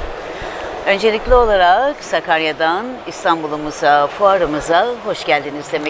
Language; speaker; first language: Turkish; native; Turkish